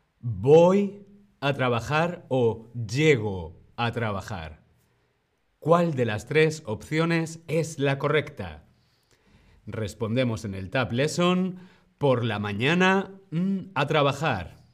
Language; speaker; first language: Spanish; non-native, fluent; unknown